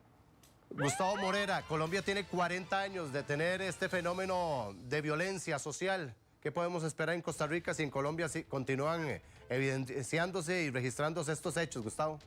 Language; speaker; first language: Spanish; native; Spanish